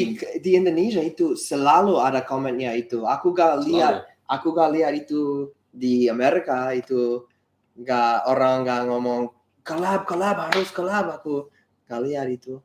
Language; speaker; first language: Indonesian; non-native, learner; English